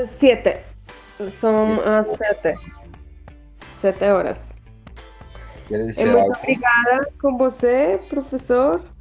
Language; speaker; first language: Portuguese; non-native, learner; Spanish